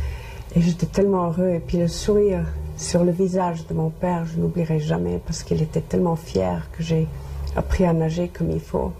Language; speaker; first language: French; non-native, local second language; English